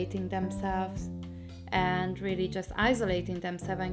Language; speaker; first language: English; non-native, fluent; Hungarian